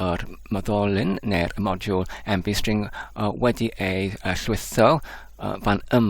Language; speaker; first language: Welsh; non-native, fluent; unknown